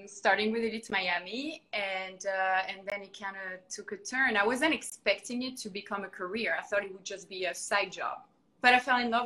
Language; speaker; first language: English; non-native, fluent; French